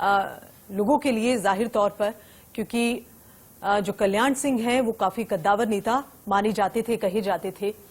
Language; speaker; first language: Hindi; native; Hindi